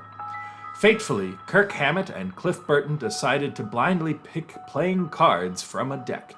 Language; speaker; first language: English; native; English